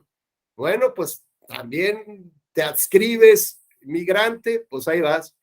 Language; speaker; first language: Spanish; native; Spanish